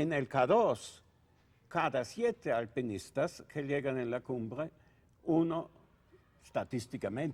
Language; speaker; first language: Spanish; non-native, learner; Italian